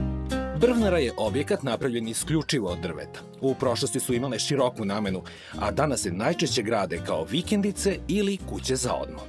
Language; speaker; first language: Serbian; native; Serbian